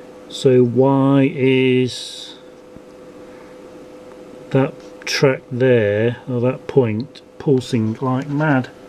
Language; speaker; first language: English; native; English